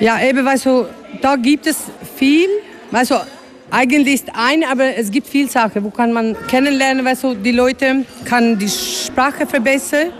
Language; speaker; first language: German; non-native, learner; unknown